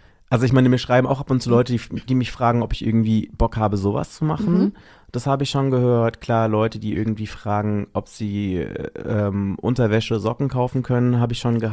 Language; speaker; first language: German; native; German